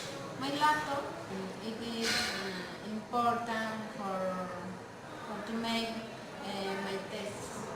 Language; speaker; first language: English; non-native, learner; Spanish